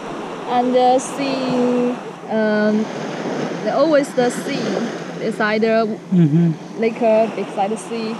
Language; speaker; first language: English; non-native, learner; Chinese